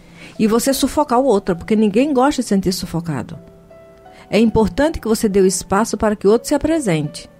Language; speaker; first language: Portuguese; native; Portuguese